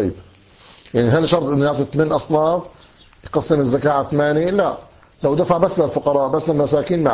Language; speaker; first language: Arabic; native; Arabic